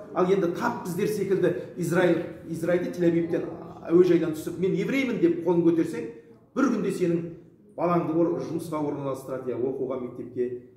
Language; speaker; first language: Kazakh; early bilingual, heritage; Kazakh